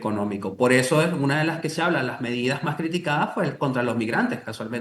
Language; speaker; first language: Spanish; native; Spanish